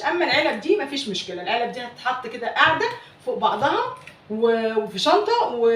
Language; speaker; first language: Arabic; native; Arabic